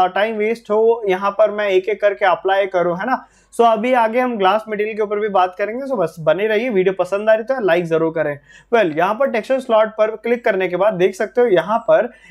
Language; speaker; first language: Hindi; native; Hindi